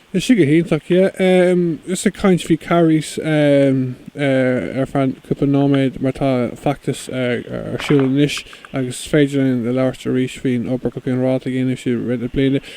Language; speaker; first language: Irish; non-native, local second language; English